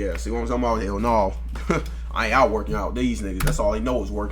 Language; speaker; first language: English; native; English